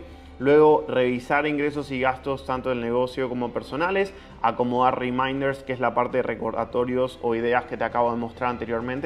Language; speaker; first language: Spanish; native; Spanish